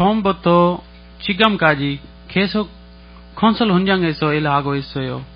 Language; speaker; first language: Korean; non-native, learner; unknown